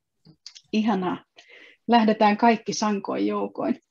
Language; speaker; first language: Finnish; native; Finnish